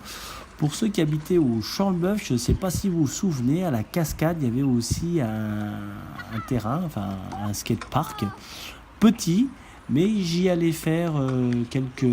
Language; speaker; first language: French; native; French